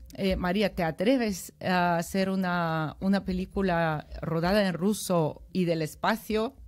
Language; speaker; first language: Spanish; non-native, fluent; Bulgarian